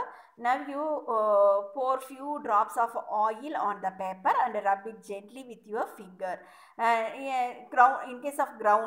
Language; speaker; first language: English; non-native, local second language; Tamil